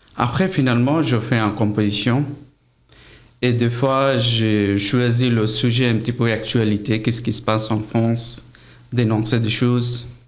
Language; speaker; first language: French; non-native, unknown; Bangla